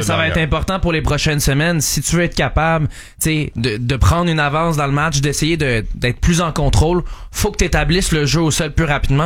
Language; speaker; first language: French; native; French